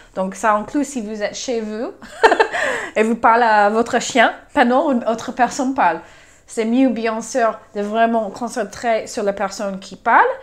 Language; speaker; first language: French; non-native, fluent; English